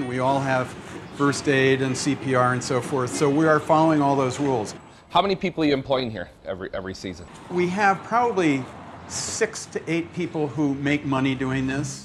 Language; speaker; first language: English; native; English